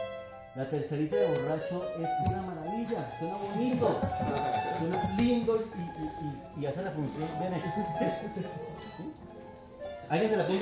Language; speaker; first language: Spanish; native; Spanish